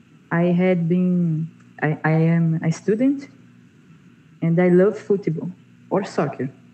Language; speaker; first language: English; non-native, learner; Portuguese